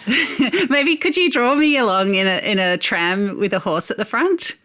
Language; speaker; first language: English; native; English